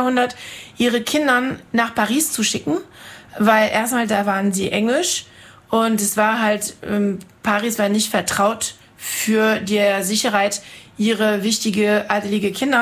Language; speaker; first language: German; non-native, fluent; French